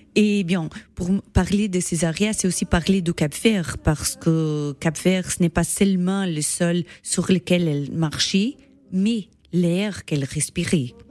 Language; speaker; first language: French; non-native, learner; Portuguese